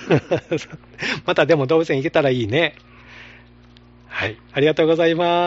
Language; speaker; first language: Japanese; native; Japanese